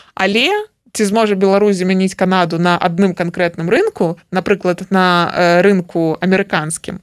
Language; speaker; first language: Belarusian; native; Belarusian